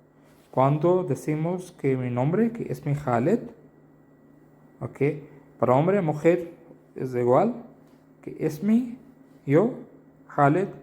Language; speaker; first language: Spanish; non-native, learner; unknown